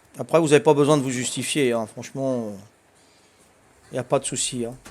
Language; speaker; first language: French; native; French